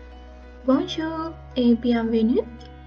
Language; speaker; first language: French; non-native, fluent; Sinhala